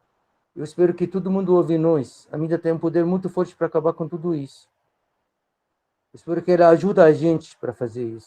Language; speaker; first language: Portuguese; non-native, fluent; Arabic